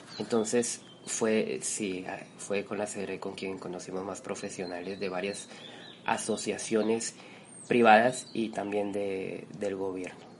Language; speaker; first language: Spanish; native; Spanish